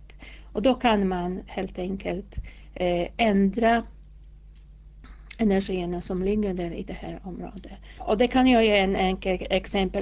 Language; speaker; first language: Swedish; non-native, fluent; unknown